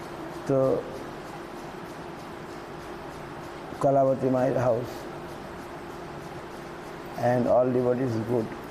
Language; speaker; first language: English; non-native, local second language; Bangla